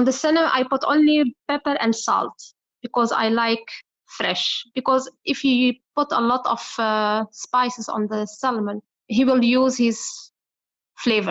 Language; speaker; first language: English; non-native, learner; Arabic